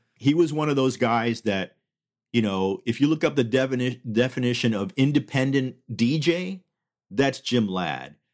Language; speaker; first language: English; early bilingual, other home language; Spanish